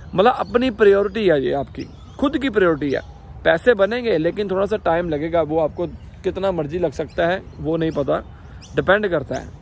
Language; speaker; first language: Hindi; native; Hindi